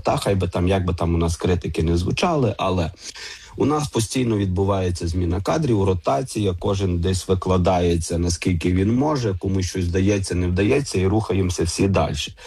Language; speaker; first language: Ukrainian; native; Ukrainian